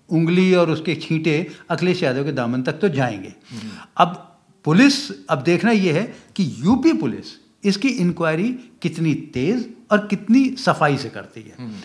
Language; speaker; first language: Hindi; native; Hindi